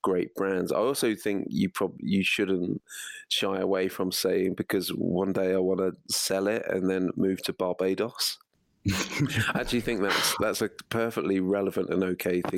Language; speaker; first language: English; native; English